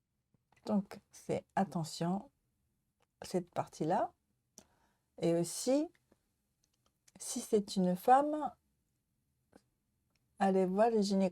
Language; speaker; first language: French; non-native, learner; Japanese